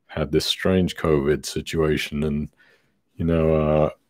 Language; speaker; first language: English; native; English